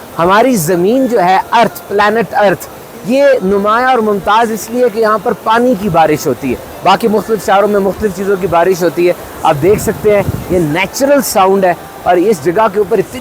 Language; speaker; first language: Urdu; native; Urdu